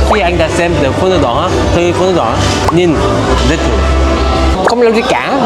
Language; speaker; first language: Vietnamese; non-native, learner; Korean